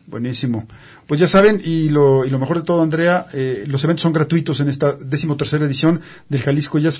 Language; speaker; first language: Spanish; native; Spanish